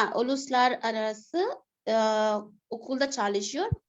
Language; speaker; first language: Turkish; non-native, learner; Urdu